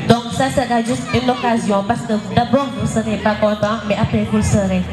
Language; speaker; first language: French; non-native, local second language; Wolof